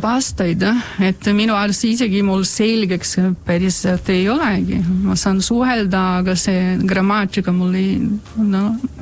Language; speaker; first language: Estonian; non-native, fluent; Portuguese